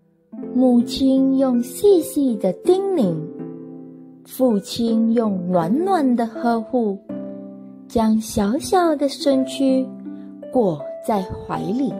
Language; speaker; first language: Chinese; native; Chinese